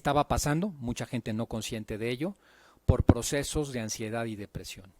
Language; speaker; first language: Spanish; native; Spanish